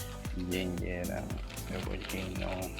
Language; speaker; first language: English; non-native, learner; Spanish